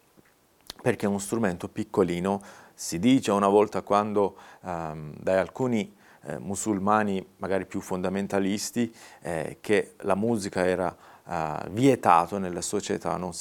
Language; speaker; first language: Italian; non-native, fluent; Persian